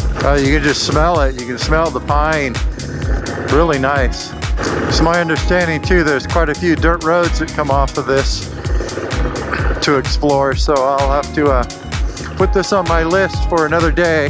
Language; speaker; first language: English; native; English